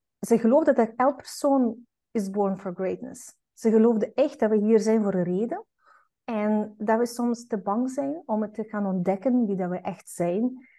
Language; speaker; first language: Dutch; non-native, fluent; Russian